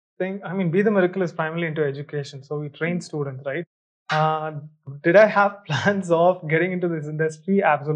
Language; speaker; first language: English; non-native, local second language; Tamil